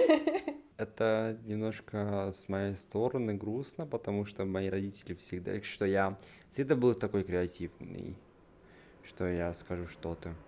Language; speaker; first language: Russian; non-native, learner; Hungarian